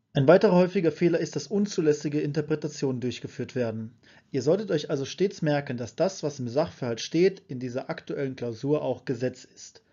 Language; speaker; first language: German; native; German